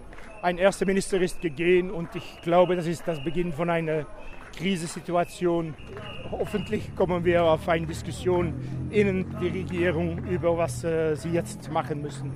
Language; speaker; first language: German; non-native, fluent; French